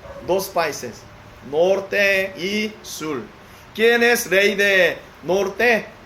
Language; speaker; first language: Spanish; non-native, learner; Korean